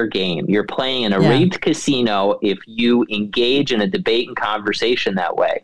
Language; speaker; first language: English; native; English